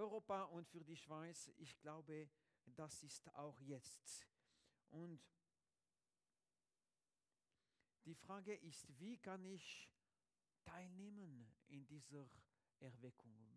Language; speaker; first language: German; non-native, learner; French